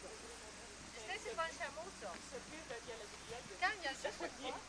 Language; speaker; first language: French; native; French